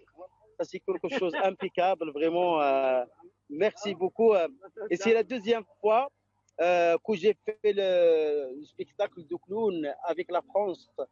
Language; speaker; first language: French; non-native, local second language; Arabic